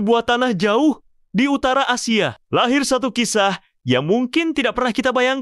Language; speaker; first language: Malay; native; Malay